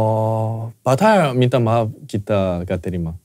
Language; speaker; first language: Indonesian; non-native, fluent; Korean